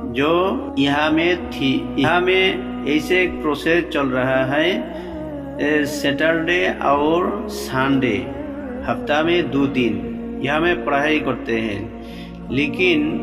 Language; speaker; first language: Hindi; non-native, local second language; Bangla